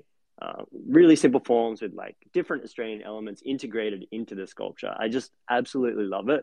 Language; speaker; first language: English; native; English